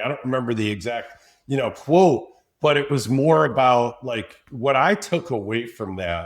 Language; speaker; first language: English; native; English